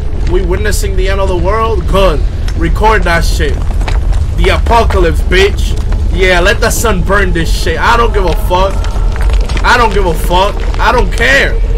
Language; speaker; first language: English; early bilingual, other home language; Spanish